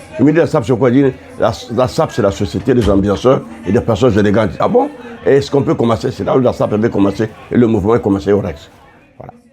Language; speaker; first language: French; non-native, local second language; Lingala